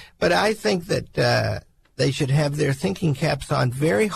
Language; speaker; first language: English; native; English